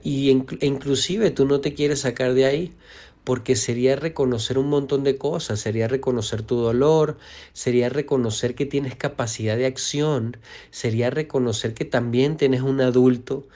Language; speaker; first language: Spanish; native; Spanish